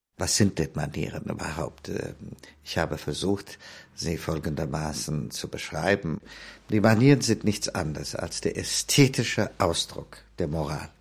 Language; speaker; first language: German; non-native, fluent; Italian